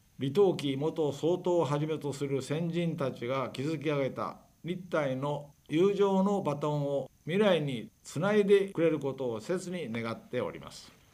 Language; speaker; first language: Japanese; native; Japanese